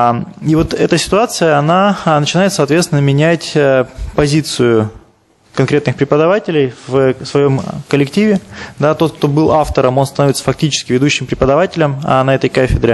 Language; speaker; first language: Russian; native; Russian